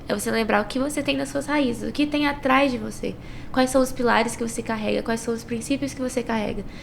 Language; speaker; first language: Portuguese; native; Portuguese